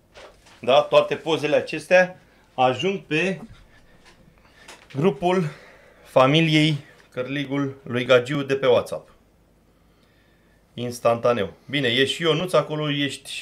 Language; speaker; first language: Romanian; native; Romanian